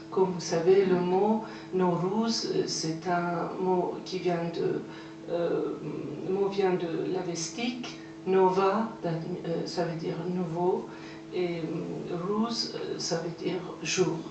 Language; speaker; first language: French; non-native, fluent; Persian